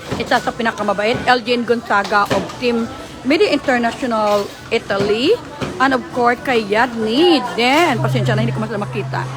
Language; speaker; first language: Filipino; non-native, local second language; Hiligaynon